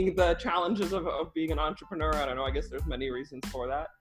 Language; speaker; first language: English; early bilingual, other home language; Russian